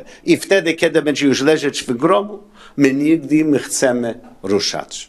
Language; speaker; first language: Polish; non-native, learner; English